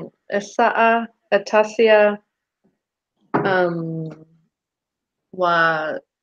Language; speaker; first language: Arabic; non-native, learner; English